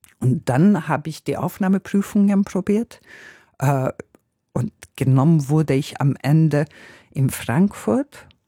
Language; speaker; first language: German; non-native, fluent; Hungarian